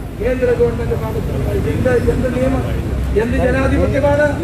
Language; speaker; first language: Malayalam; native; Malayalam